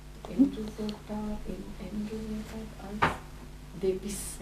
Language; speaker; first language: German; non-native, fluent; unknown